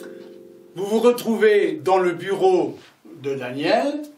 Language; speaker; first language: French; native; French